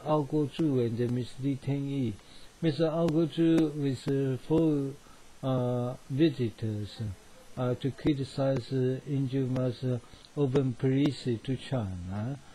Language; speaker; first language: English; non-native, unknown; Chinese